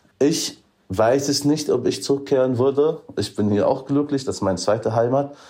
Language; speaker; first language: German; non-native, fluent; Arabic